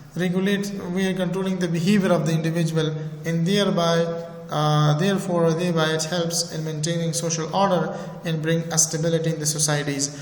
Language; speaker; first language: English; non-native, fluent; Persian